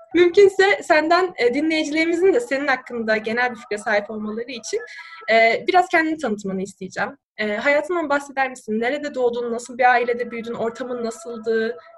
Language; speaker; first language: Turkish; native; Turkish